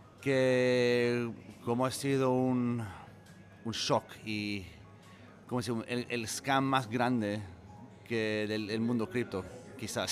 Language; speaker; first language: Spanish; non-native, fluent; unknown